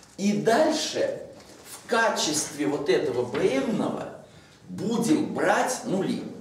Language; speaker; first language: Russian; native; Russian